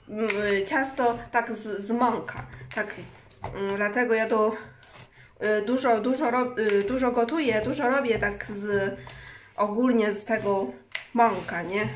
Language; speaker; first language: Polish; non-native, learner; Chinese